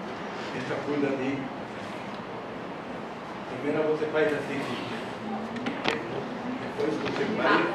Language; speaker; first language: Portuguese; non-native, fluent; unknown